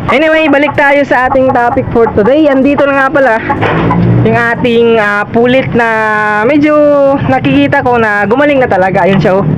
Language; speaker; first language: Filipino; non-native, local second language; Cebuano